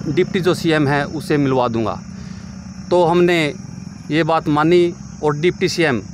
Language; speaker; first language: Hindi; native; Hindi